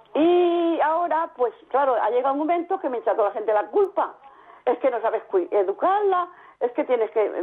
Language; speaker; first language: Spanish; native; Spanish